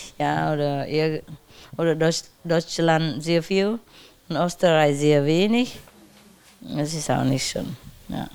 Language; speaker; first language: German; non-native, learner; Vietnamese